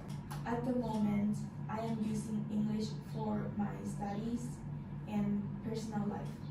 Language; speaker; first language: English; non-native, fluent; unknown